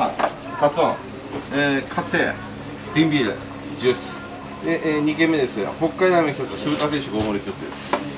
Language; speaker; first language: Japanese; native; Japanese